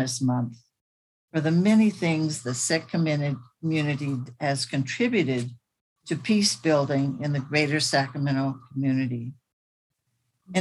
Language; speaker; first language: English; native; English